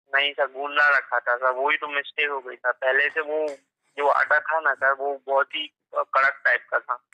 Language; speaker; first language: Hindi; native; Hindi